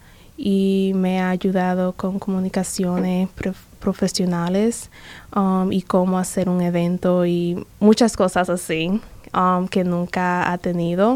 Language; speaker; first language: Spanish; early bilingual, other home language; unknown